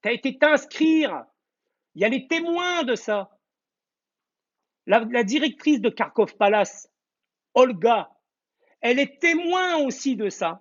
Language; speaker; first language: French; native; French